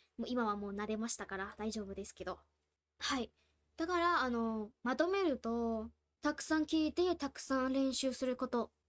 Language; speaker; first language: Japanese; non-native, fluent; Burmese